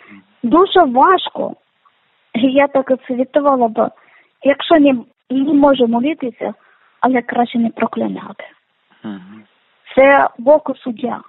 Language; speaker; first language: Ukrainian; non-native, learner; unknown